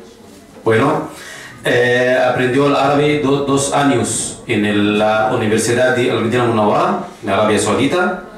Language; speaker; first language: Spanish; non-native, fluent; Arabic